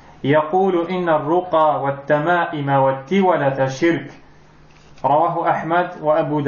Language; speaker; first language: Arabic; non-native, fluent; French